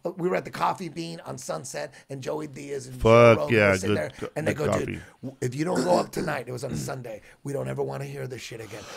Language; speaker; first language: English; native; English